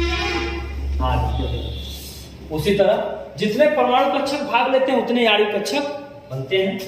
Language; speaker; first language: Hindi; native; Hindi